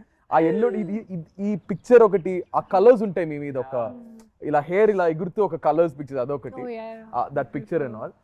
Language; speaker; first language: Telugu; native; Telugu